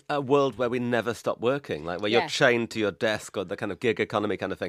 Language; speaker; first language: English; native; English